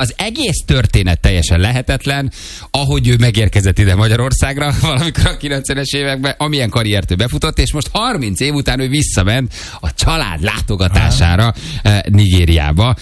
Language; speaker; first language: Hungarian; native; Hungarian